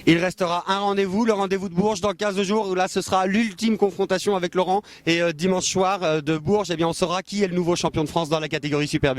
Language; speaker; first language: French; native; French